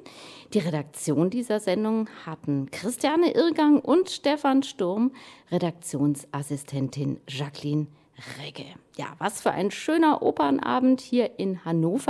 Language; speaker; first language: German; native; German